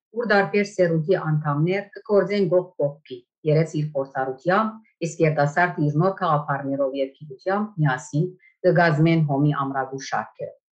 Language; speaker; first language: Armenian; native; Armenian